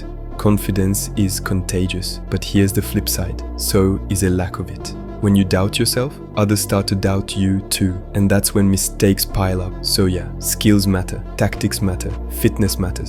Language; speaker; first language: English; native; English